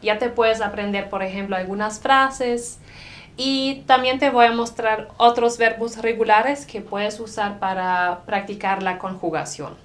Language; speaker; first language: Spanish; non-native, fluent; German